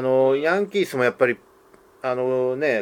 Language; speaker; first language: Japanese; native; Japanese